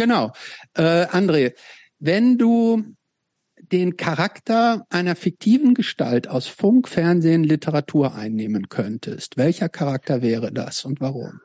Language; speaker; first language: German; native; German